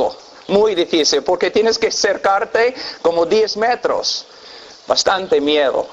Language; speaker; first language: Spanish; non-native, fluent; English